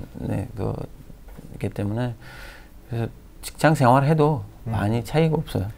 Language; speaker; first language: Korean; non-native, learner; Persian